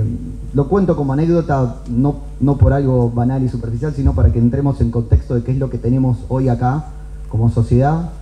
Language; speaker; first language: Spanish; native; Spanish